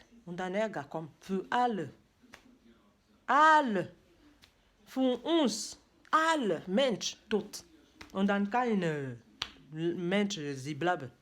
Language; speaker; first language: German; non-native, learner; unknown